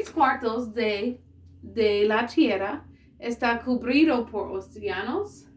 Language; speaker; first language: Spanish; non-native, learner; English